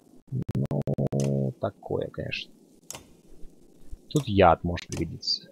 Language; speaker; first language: Russian; native; Russian